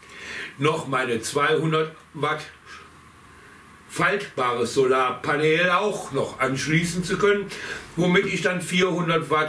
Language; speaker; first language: German; native; German